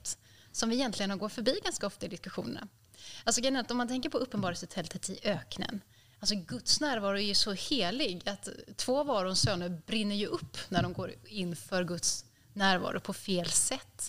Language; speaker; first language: Swedish; native; Swedish